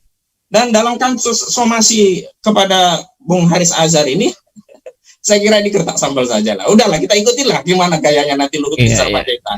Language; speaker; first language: Indonesian; native; Indonesian